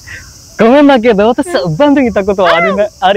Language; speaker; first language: Japanese; non-native, fluent; Indonesian